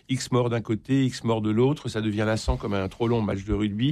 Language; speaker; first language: French; native; French